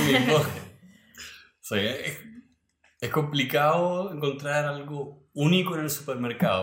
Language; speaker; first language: Spanish; native; Spanish